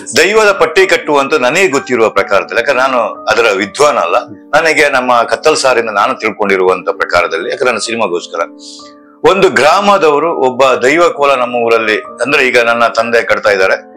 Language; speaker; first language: Kannada; non-native, local second language; Tulu